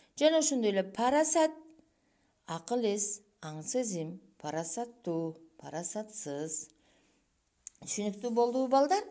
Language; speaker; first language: Kyrgyz; non-native, local second language; Uzbek